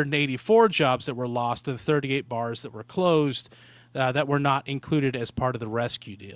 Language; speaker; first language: English; native; English